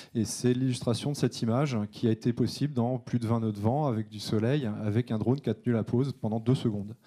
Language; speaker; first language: French; native; French